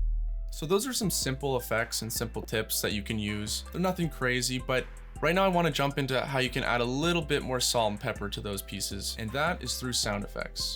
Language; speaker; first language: English; native; English